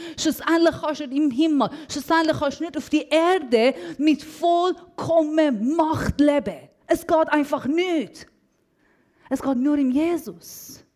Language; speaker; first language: German; non-native, fluent; Persian